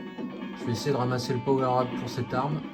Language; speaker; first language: French; native; French